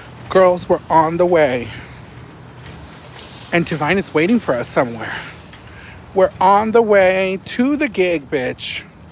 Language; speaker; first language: English; early bilingual, other home language; Spanish